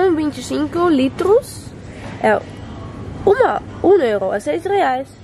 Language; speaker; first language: Portuguese; non-native, learner; Dutch